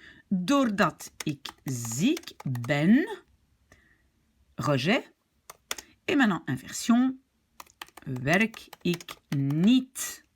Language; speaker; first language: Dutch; non-native, local second language; French